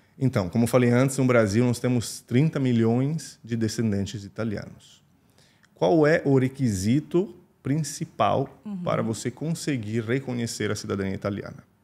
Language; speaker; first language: Portuguese; non-native, fluent; Italian